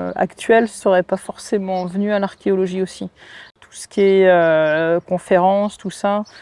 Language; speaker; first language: French; native; French